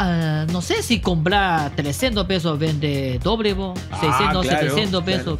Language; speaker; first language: Spanish; non-native, learner; Chinese